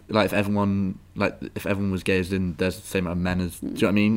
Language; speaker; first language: English; native; English